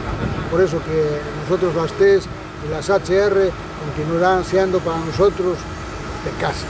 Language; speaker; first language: Spanish; native; Spanish